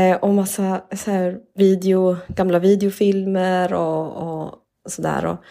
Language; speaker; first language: Swedish; early bilingual, other home language; Spanish